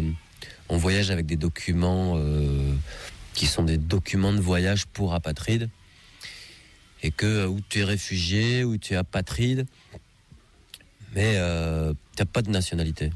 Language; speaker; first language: French; native; French